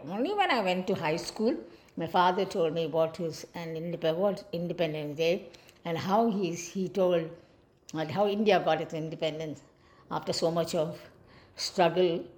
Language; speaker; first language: English; non-native, local second language; Malayalam